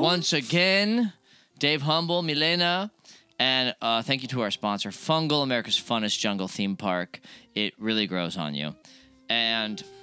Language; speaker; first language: English; native; English